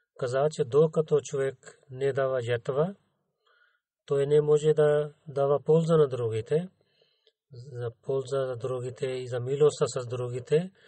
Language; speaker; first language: Bulgarian; non-native, fluent; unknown